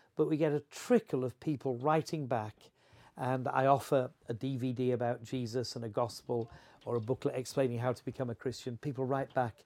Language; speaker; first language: English; native; English